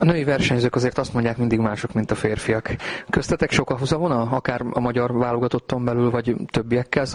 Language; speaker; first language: Hungarian; native; Hungarian